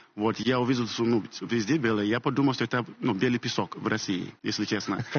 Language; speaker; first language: Russian; non-native, fluent; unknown